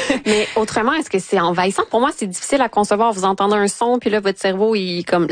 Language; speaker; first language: French; native; French